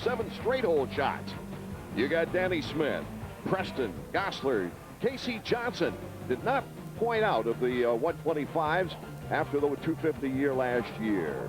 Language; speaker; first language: English; native; English